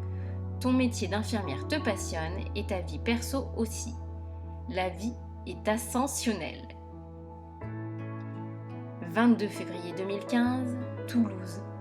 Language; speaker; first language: French; native; French